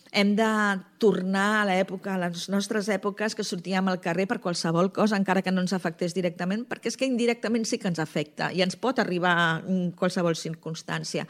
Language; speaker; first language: Catalan; native; Catalan